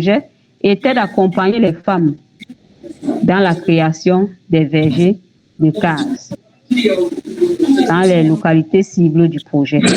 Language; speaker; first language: French; native; French